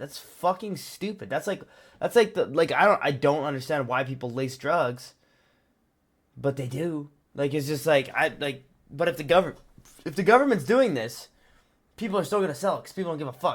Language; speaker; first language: English; native; English